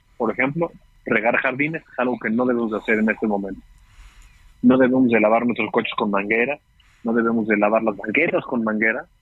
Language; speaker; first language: Spanish; native; Spanish